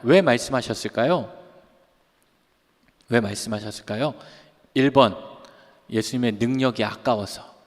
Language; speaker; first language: Korean; native; Korean